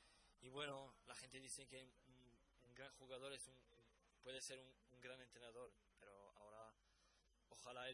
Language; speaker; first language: Spanish; non-native, fluent; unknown